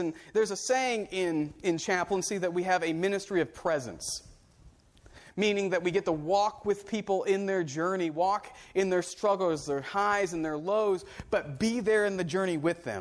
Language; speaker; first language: English; native; English